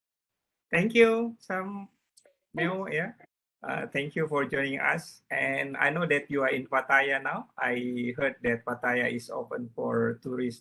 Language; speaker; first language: English; non-native, learner; Indonesian